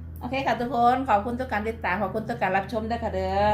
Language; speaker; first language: Thai; non-native, local second language; Lao